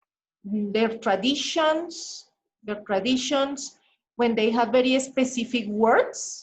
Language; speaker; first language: English; non-native, fluent; Spanish